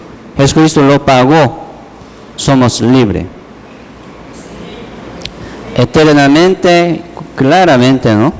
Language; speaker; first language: Spanish; non-native, learner; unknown